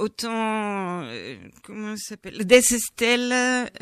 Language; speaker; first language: French; non-native, fluent; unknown